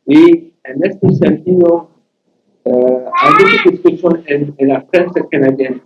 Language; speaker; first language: Spanish; non-native, learner; English